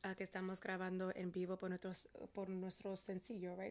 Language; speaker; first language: Spanish; early bilingual, heritage; Spanish